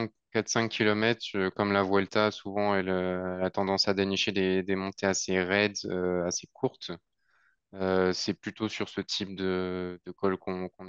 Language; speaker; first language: French; native; French